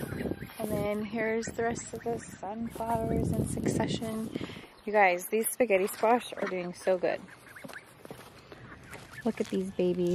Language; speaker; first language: English; native; English